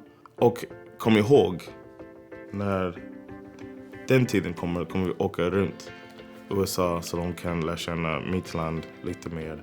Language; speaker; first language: Swedish; non-native, fluent; English